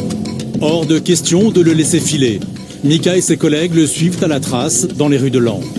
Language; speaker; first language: French; native; French